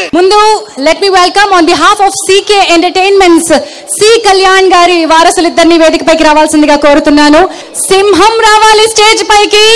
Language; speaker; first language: Telugu; native; Telugu